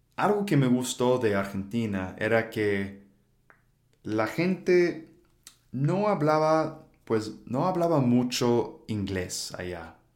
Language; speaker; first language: Spanish; non-native, fluent; English